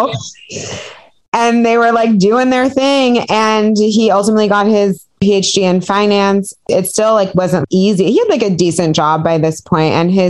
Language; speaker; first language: English; native; English